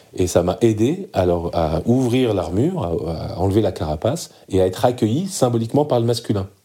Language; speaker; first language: French; early bilingual, other home language; Arabic